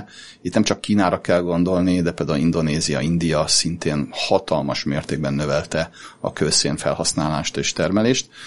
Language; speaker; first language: Hungarian; native; Hungarian